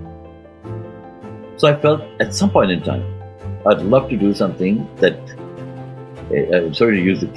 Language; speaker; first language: English; non-native, local second language; Urdu